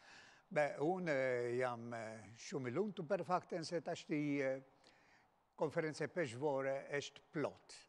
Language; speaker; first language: Albanian; non-native, fluent; Maltese